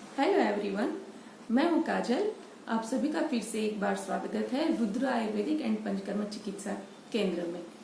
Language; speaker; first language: Hindi; non-native, local second language; Gujarati